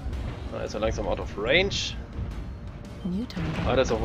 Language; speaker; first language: German; native; German